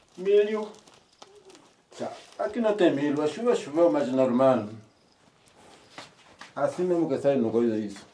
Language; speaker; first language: Portuguese; non-native, local second language; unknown